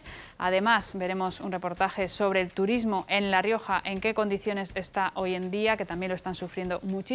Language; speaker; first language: Spanish; native; Spanish